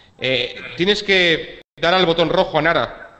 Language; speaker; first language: Spanish; native; Spanish